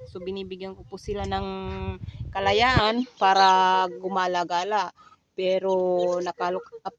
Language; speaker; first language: Filipino; non-native, local second language; Cebuano